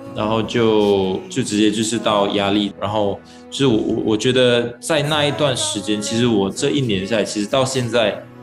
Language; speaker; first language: Chinese; non-native, local second language; Malay